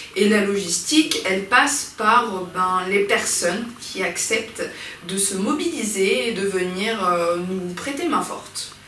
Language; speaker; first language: French; native; French